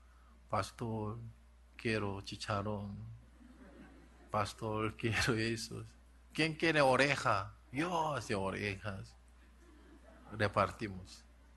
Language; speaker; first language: Spanish; non-native, learner; Korean